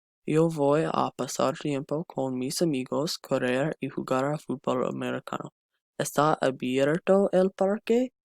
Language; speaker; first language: Spanish; non-native, learner; English